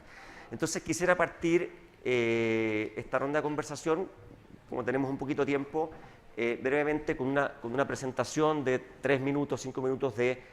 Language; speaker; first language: Spanish; native; Spanish